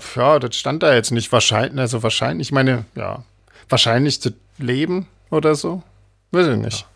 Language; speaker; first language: German; native; German